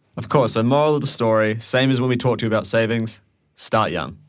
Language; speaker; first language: English; native; English